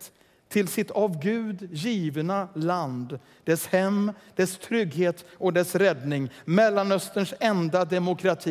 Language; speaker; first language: Swedish; native; Swedish